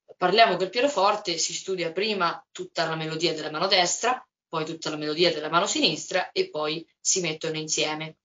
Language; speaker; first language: Italian; native; Italian